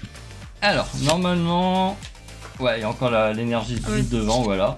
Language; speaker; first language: French; native; French